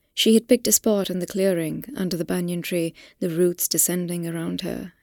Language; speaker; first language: English; non-native, local second language; Hindi